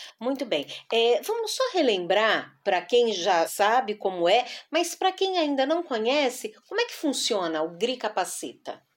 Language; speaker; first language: Portuguese; native; Portuguese